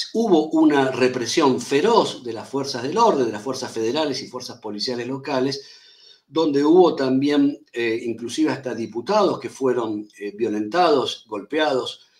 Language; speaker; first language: Spanish; native; Spanish